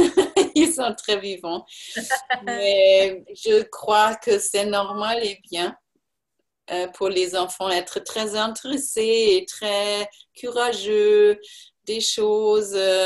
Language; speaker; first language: French; non-native, learner; German